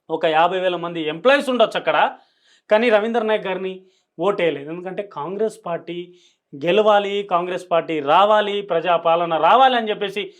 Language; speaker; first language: Telugu; non-native, local second language; Lambadi